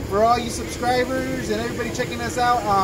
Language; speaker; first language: English; early bilingual, other home language; Spanish